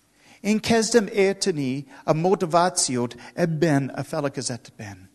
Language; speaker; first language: Hungarian; non-native, learner; English